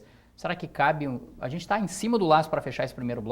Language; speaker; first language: Portuguese; native; Portuguese